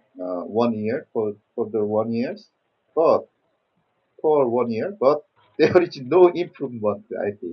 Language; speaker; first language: English; non-native, learner; Korean